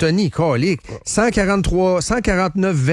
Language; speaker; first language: French; native; French